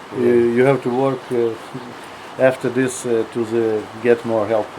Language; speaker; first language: English; non-native, learner; Ukrainian